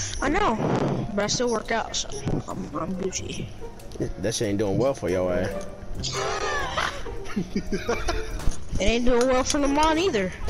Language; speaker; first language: English; native; English